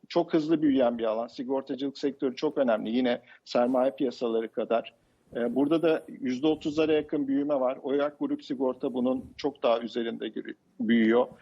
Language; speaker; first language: Turkish; native; Turkish